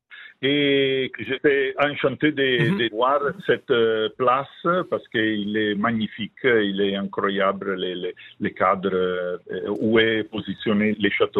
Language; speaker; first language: French; non-native, learner; Italian